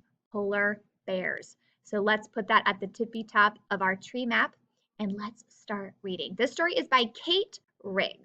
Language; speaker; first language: English; native; English